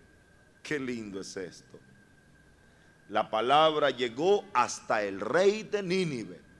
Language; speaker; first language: Spanish; native; Spanish